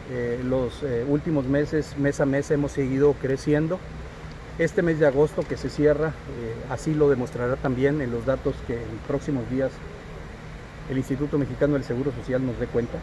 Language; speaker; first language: Spanish; native; Spanish